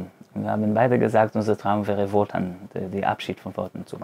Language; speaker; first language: German; non-native, fluent; Hebrew